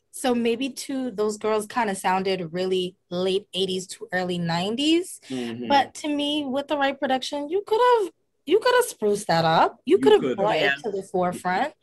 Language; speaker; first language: English; native; English